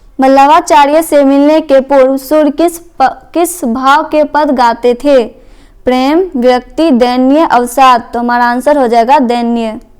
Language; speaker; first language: Hindi; native; Hindi